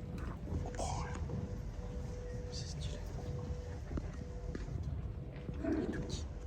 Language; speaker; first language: French; native; French